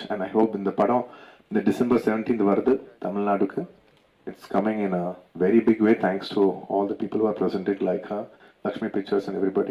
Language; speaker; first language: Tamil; non-native, local second language; Telugu